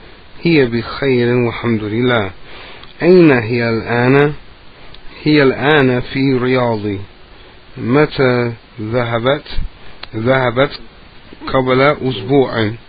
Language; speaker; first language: Arabic; non-native, fluent; English